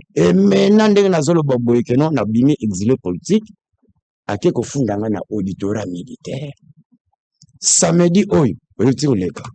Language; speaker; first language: Lingala; non-native, local second language; Kongo